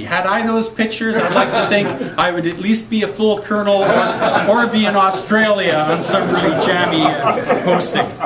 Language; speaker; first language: English; native; English